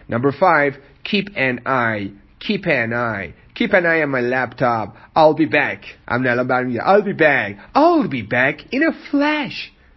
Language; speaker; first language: English; non-native, fluent; Persian